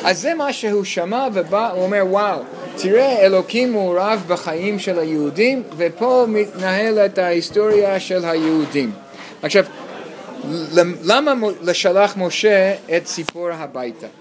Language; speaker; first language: Hebrew; non-native, fluent; English